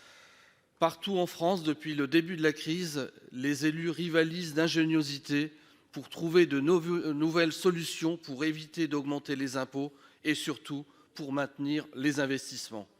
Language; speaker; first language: French; native; French